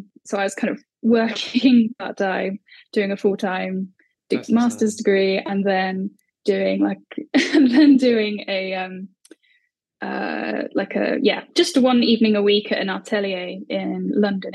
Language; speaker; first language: English; native; English